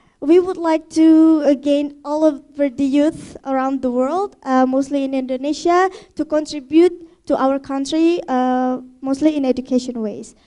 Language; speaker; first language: English; non-native, fluent; Indonesian